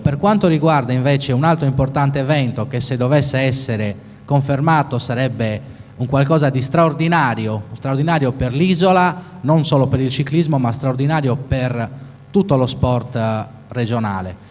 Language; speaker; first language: Italian; native; Italian